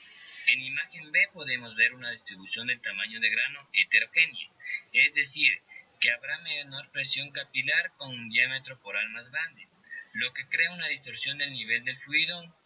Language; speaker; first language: Spanish; native; Spanish